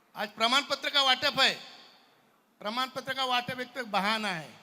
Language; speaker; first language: Hindi; non-native, local second language; Marathi